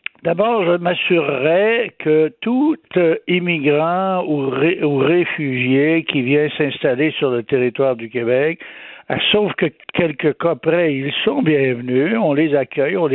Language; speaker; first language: French; native; French